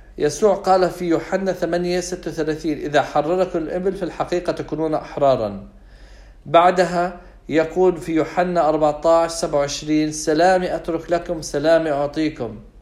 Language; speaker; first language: Arabic; non-native, fluent; English